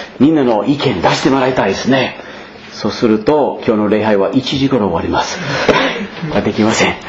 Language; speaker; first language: Japanese; non-native, fluent; English